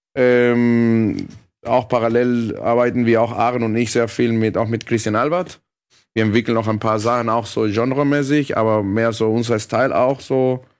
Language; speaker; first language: German; non-native, fluent; Spanish